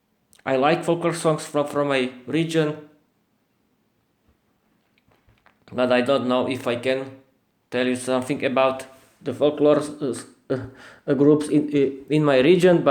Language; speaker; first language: English; non-native, learner; Slovak